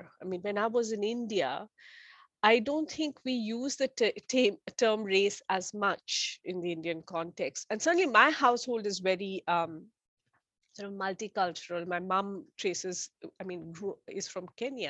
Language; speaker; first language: English; non-native, local second language; Bangla